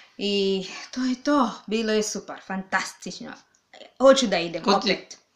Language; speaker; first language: Serbian; non-native, learner; Swahili